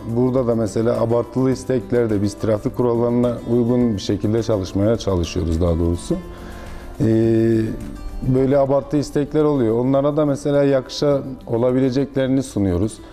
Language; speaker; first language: Turkish; native; Turkish